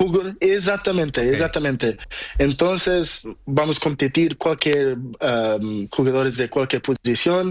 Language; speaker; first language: Spanish; non-native, learner; Portuguese